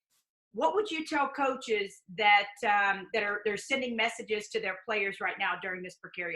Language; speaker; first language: English; native; English